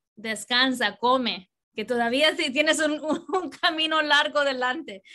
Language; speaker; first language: Spanish; early bilingual, heritage; Spanish